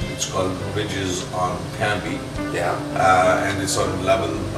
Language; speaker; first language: English; non-native, local second language; Punjabi